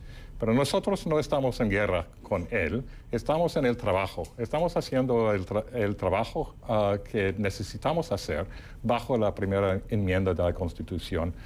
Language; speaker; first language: Spanish; non-native, fluent; English